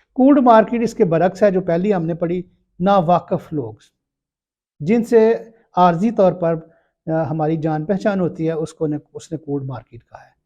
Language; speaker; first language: Urdu; non-native, local second language; Punjabi